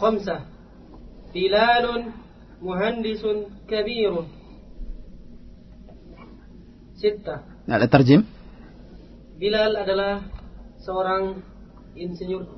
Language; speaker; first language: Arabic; non-native, learner; Indonesian